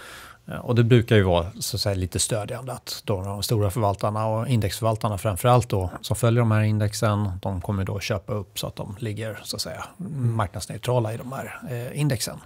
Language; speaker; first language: Swedish; native; Swedish